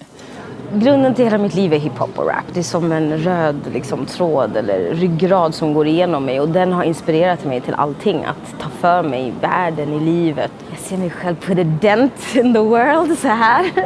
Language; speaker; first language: Swedish; native; Swedish